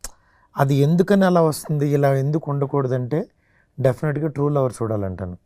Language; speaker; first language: Telugu; native; Telugu